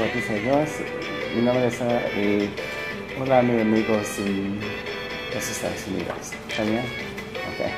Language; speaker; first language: Spanish; non-native, learner; English